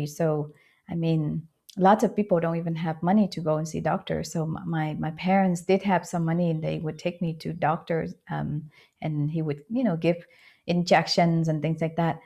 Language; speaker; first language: English; non-native, fluent; Vietnamese